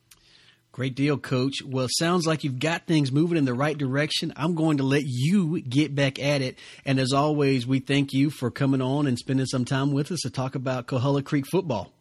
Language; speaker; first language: English; native; English